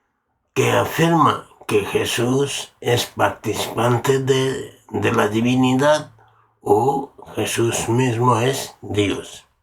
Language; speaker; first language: Spanish; non-native, learner; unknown